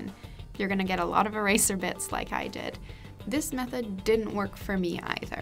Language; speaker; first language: English; native; English